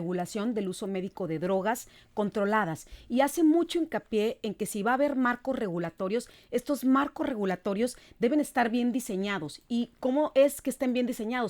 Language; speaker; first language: Spanish; native; Spanish